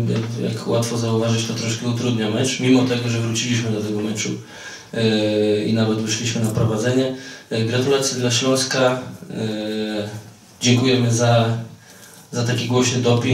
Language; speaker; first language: Polish; native; Polish